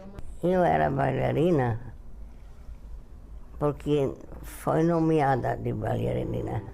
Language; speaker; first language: Portuguese; non-native, fluent; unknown